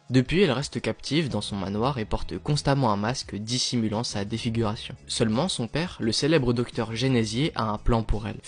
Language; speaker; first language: French; native; French